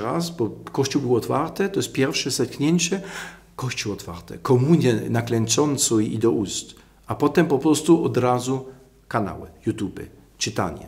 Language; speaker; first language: Polish; non-native, fluent; German